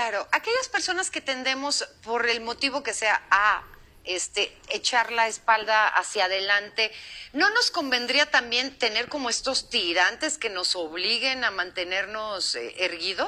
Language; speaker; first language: Spanish; native; Spanish